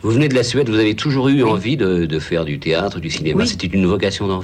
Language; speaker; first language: French; native; French